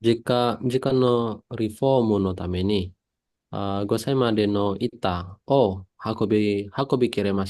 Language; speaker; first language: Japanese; non-native, learner; Indonesian